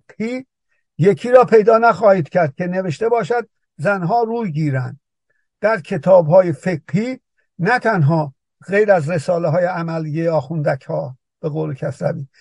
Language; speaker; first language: Persian; native; Persian